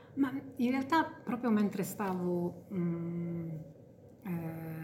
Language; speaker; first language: Italian; native; Italian